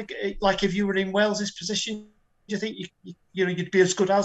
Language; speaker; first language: English; native; English